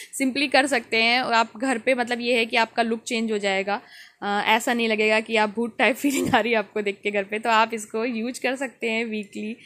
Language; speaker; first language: Hindi; native; Hindi